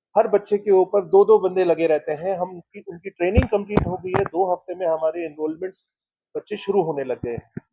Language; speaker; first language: Hindi; native; Hindi